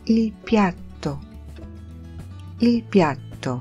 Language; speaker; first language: Italian; non-native, fluent; Polish